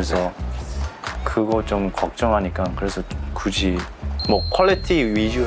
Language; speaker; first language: Korean; early bilingual, heritage; English